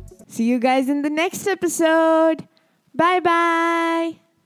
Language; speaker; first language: English; non-native, local second language; Marathi